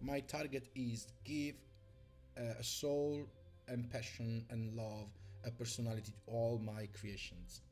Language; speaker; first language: English; non-native, learner; Italian